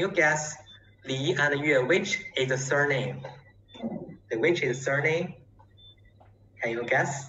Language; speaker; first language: English; non-native, learner; Chinese